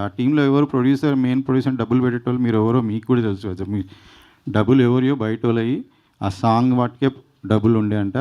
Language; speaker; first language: Telugu; native; Telugu